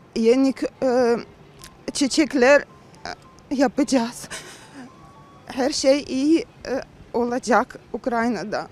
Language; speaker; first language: Turkish; non-native, learner; Ukrainian